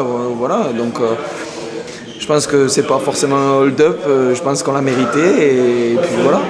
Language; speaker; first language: French; native; French